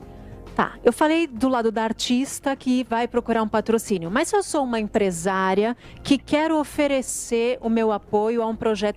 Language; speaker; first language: Portuguese; native; Portuguese